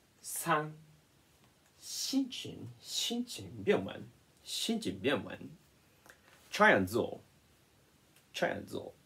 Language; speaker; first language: Chinese; non-native, learner; Japanese